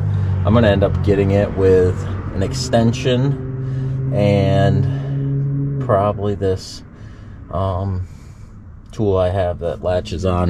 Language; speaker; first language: English; native; English